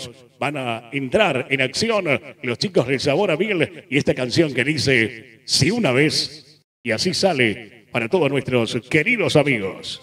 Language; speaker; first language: Spanish; native; Spanish